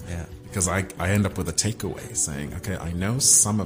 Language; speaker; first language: English; native; English